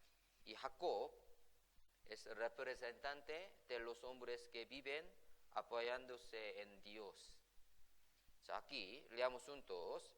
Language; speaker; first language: Spanish; non-native, fluent; Korean